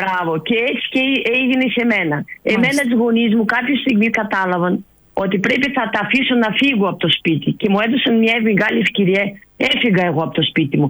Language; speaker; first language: Greek; non-native, learner; Russian